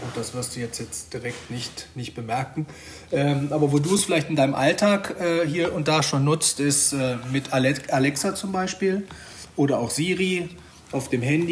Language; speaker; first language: German; native; German